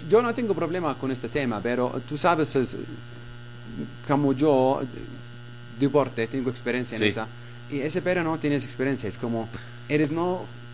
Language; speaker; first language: Spanish; non-native, learner; Arabic